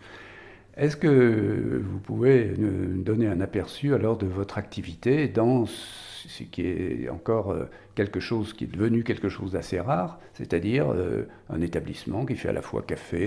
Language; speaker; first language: French; native; French